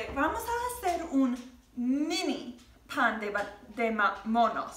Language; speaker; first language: Spanish; non-native, learner; English